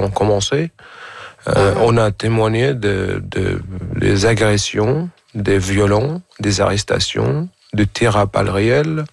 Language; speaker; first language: French; non-native, fluent; Arabic